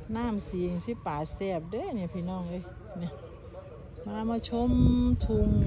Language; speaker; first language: Thai; native; Thai